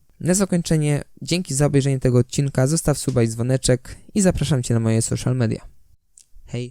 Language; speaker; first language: Polish; native; Polish